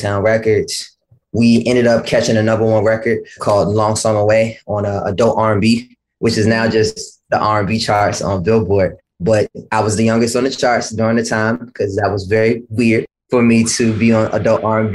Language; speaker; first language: English; native; English